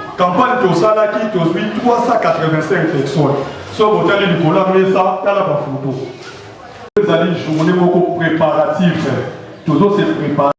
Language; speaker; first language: Lingala; native; Lingala